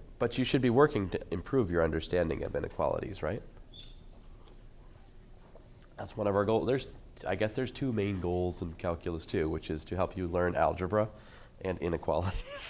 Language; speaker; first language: English; native; English